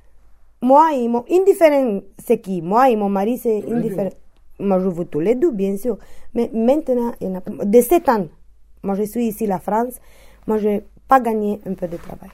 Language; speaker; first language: French; non-native, learner; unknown